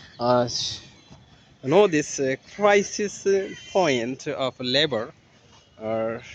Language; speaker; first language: English; non-native, learner; Bangla